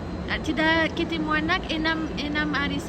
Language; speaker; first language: Indonesian; non-native, learner; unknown